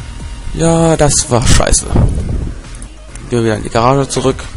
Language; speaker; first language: German; native; German